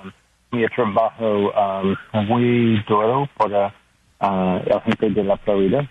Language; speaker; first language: Spanish; non-native, learner; English